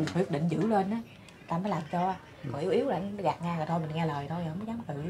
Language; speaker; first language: Vietnamese; native; Vietnamese